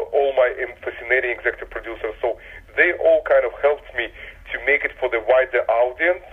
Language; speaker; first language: English; non-native, fluent; Russian